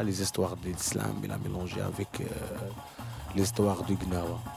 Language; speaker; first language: French; non-native, learner; Arabic